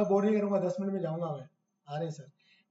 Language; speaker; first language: Hindi; native; Hindi